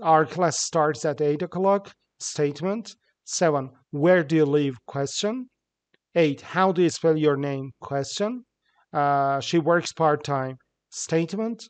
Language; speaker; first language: English; non-native, fluent; Persian